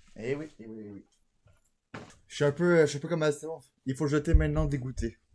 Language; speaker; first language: French; native; French